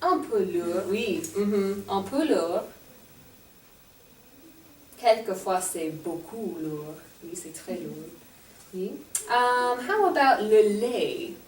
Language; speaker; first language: French; non-native, fluent; English